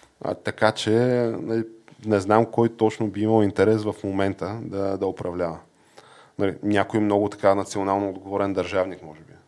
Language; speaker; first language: Bulgarian; native; Bulgarian